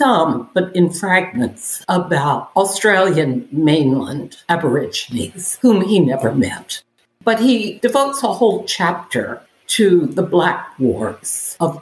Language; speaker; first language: English; native; English